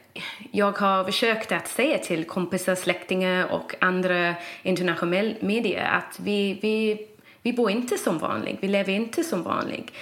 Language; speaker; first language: Swedish; non-native, fluent; English